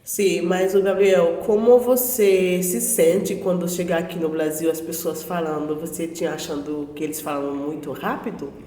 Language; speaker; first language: Portuguese; non-native, learner; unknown